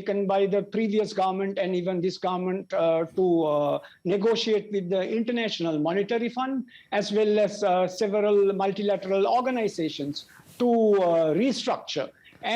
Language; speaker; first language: English; non-native, local second language; Sinhala